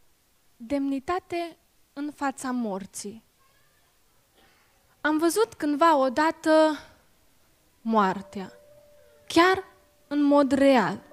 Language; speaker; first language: Romanian; native; Romanian